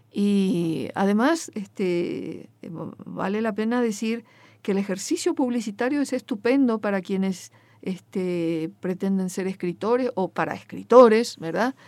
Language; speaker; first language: Spanish; non-native, local second language; Guarani